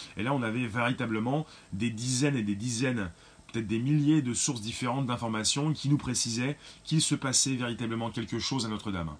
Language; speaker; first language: French; native; French